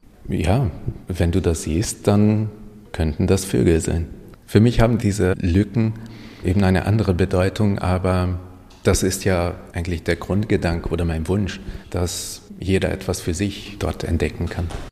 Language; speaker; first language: German; non-native, fluent; Hungarian